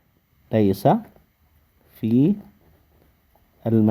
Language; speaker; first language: Arabic; non-native, fluent; Indonesian